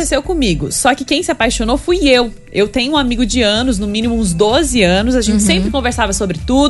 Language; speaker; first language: Portuguese; native; Portuguese